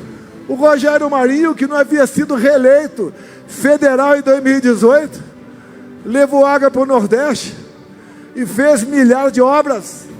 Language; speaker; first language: Portuguese; native; Portuguese